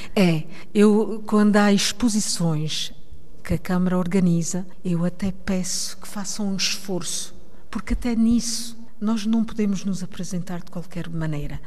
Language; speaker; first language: Portuguese; early bilingual, heritage; Portuguese